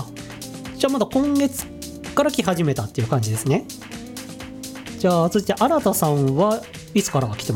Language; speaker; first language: Japanese; native; Japanese